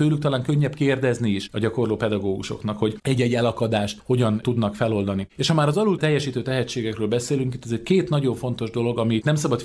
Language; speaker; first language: Hungarian; native; Hungarian